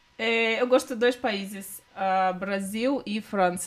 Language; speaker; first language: Portuguese; non-native, learner; Russian